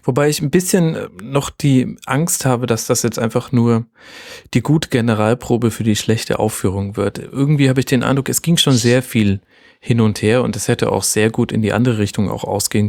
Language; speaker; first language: German; native; German